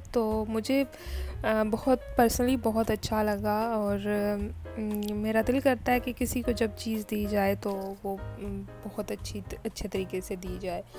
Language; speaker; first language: Urdu; native; Urdu